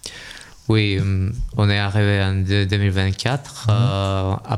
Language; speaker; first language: French; non-native, learner; Russian